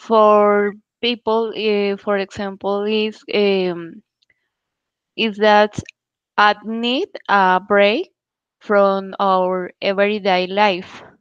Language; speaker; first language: English; non-native, learner; Spanish